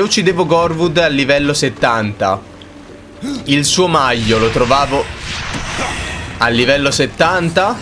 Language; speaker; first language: Italian; native; Italian